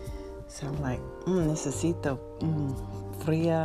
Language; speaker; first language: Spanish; non-native, learner; English